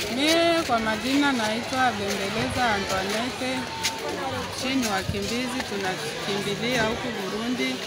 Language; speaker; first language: Swahili; native; Swahili